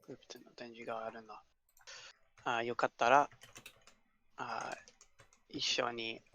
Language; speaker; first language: Japanese; non-native, learner; English